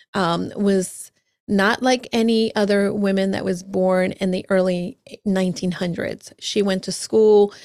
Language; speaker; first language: English; early bilingual, other home language; Spanish